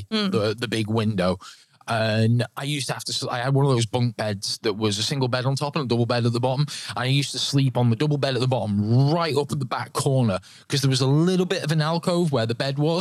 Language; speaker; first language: English; native; English